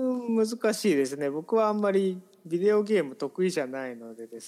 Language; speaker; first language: Japanese; native; Japanese